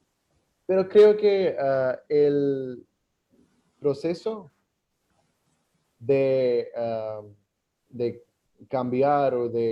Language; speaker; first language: Spanish; non-native, learner; English